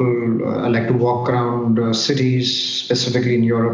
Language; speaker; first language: English; non-native, local second language; Hindi